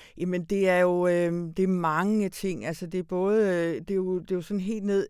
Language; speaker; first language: Danish; early bilingual, other home language; Hungarian